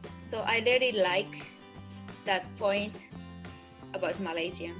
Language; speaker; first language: English; non-native, learner; Japanese